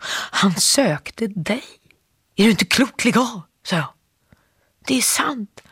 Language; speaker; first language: Swedish; native; Swedish